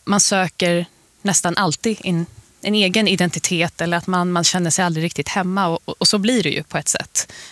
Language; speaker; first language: Swedish; early bilingual, other home language; Persian